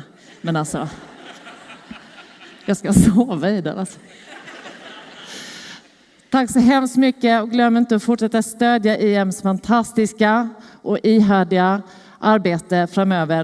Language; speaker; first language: Swedish; native; Swedish